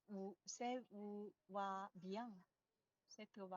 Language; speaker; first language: French; non-native, learner; Chinese